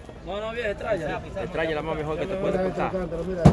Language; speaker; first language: Spanish; native; Spanish